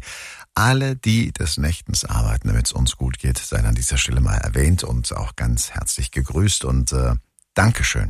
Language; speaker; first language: German; native; German